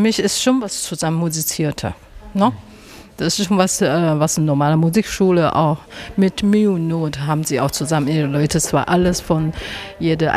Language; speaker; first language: German; non-native, learner; Chinese